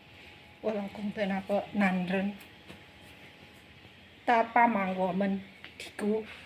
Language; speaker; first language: Chinese; non-native, learner; Indonesian